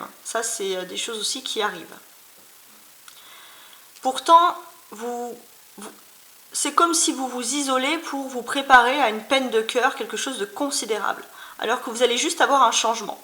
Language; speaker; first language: French; native; French